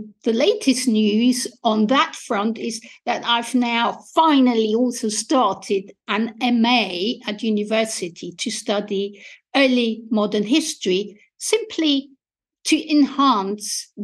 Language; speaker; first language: English; non-native, fluent; German